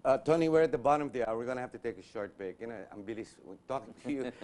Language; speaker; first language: English; non-native, local second language; Filipino